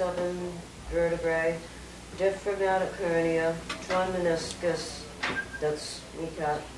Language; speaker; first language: English; native; English